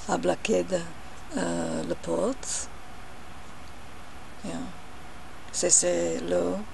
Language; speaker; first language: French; non-native, learner; English